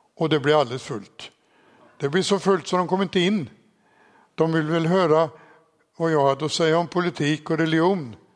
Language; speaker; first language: Swedish; native; Swedish